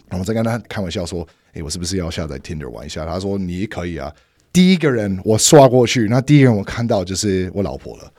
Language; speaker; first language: Chinese; non-native, fluent; English